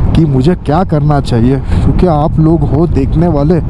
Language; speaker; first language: Hindi; non-native, local second language; Marathi